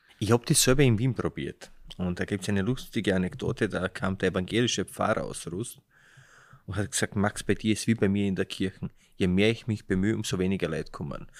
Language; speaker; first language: German; early bilingual, other home language; Slovenian